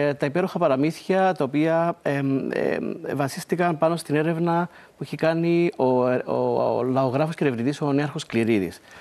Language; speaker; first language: Greek; native; Greek